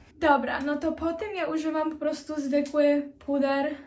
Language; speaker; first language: Polish; early bilingual, heritage; Polish